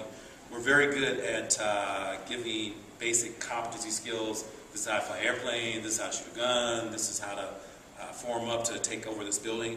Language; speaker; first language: English; native; English